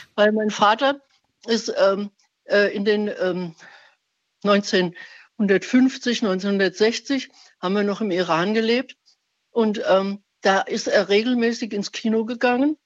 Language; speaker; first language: German; non-native, fluent; Persian